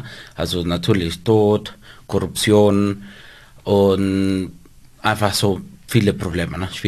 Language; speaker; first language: German; non-native, fluent; Spanish